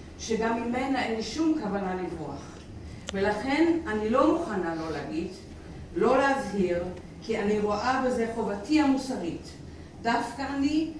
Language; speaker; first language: Hebrew; non-native, fluent; German